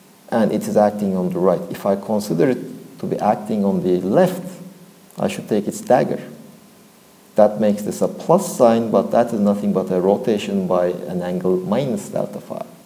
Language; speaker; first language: English; non-native, fluent; Turkish